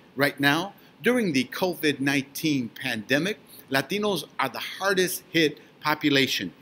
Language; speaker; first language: English; early bilingual, other home language; Spanish